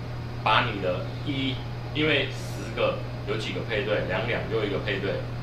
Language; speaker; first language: Chinese; native; Chinese